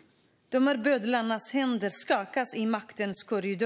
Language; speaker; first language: Swedish; non-native, fluent; Kurdish